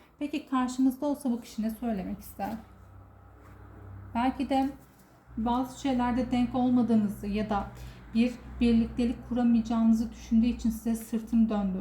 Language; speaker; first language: Turkish; native; Turkish